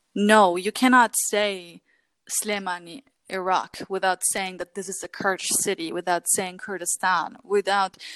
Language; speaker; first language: English; early bilingual, other home language; Kurdish